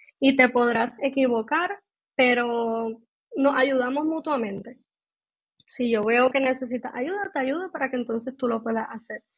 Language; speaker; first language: Spanish; native; Spanish